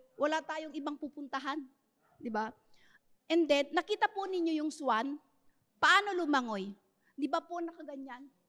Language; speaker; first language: Filipino; native; Filipino